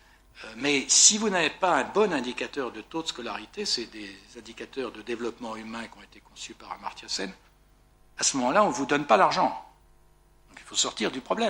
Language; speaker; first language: French; native; French